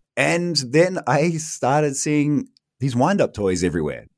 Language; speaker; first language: English; native; English